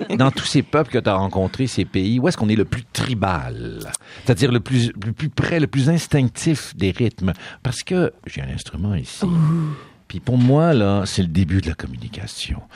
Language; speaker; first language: French; native; French